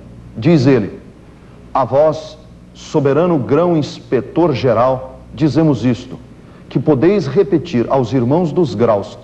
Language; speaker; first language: Portuguese; native; Portuguese